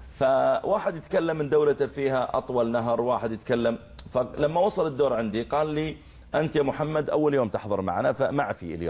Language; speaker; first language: Arabic; native; Arabic